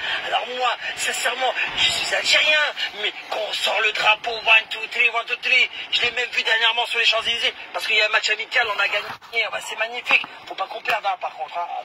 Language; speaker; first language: French; early bilingual, other home language; Arabic